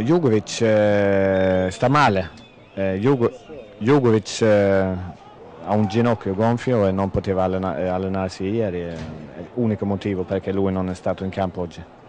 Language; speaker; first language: Italian; non-native, fluent; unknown